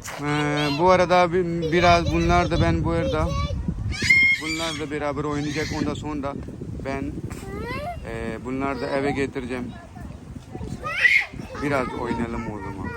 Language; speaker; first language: Turkish; non-native, learner; Urdu